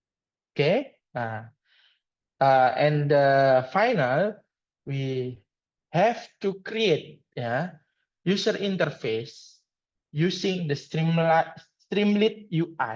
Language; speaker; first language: English; non-native, learner; Indonesian